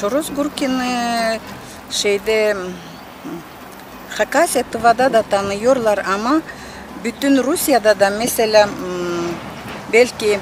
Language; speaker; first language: Turkish; non-native, learner; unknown